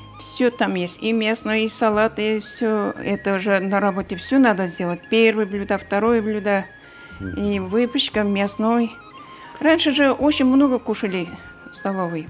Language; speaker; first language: Russian; non-native, local second language; Tatar